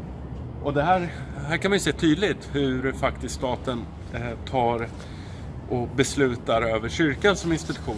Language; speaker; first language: Swedish; native; Swedish